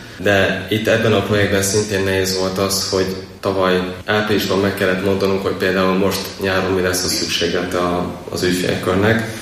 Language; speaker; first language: Hungarian; native; Hungarian